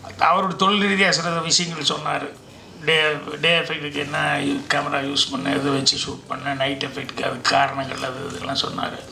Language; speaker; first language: Tamil; native; Tamil